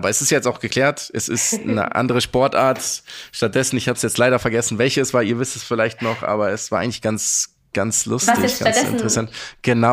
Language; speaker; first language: German; native; German